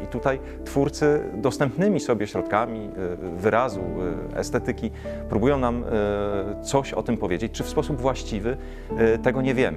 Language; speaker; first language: Polish; native; Polish